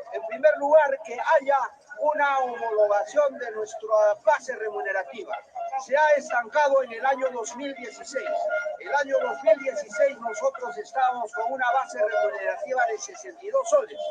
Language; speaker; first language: Spanish; native; Spanish